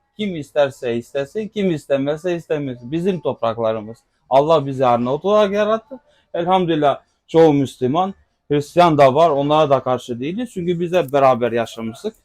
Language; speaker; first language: Turkish; non-native, local second language; Albanian